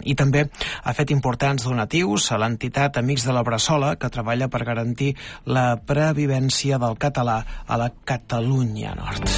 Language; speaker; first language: Catalan; native; Catalan